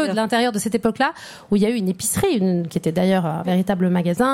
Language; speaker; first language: French; native; French